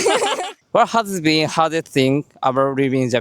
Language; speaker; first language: English; non-native, learner; Japanese